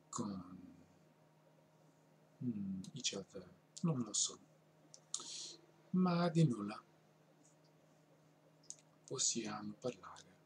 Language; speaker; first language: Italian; non-native, learner; English